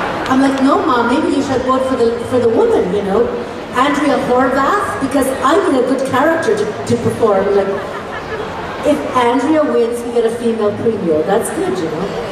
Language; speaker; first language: English; early bilingual, other home language; Ukrainian